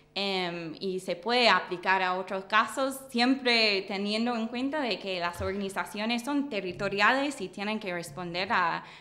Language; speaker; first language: Spanish; non-native, fluent; English